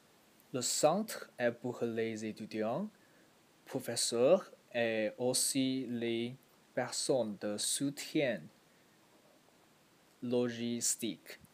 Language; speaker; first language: French; non-native, learner; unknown